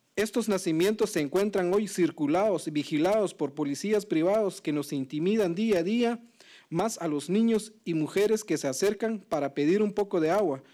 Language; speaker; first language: Spanish; non-native, local second language; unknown